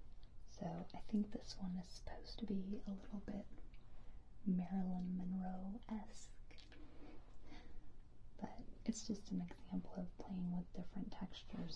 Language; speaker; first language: English; native; English